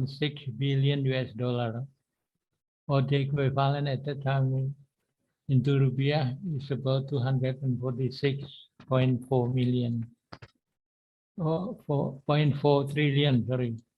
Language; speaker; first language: English; non-native, learner; Indonesian